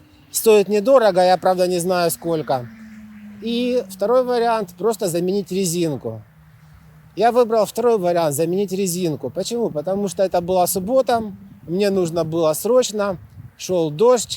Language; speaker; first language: Russian; native; Russian